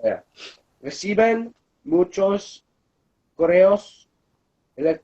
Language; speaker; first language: Spanish; non-native, learner; English